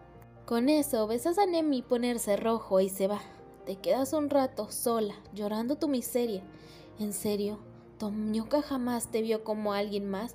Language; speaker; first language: Spanish; native; Spanish